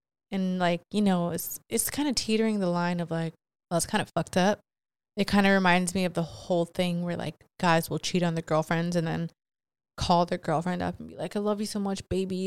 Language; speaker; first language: English; early bilingual, other home language; Spanish